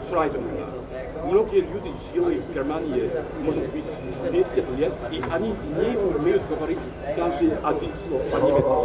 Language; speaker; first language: Russian; non-native, learner; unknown